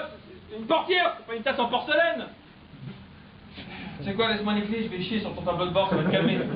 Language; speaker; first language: French; native; French